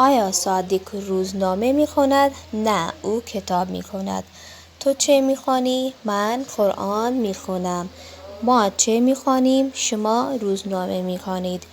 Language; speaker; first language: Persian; non-native, learner; Urdu